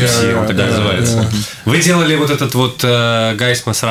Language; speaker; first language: Russian; native; Russian